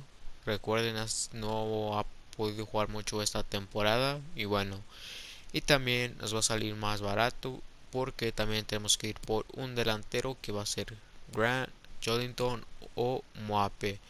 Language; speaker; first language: Spanish; early bilingual, heritage; Spanish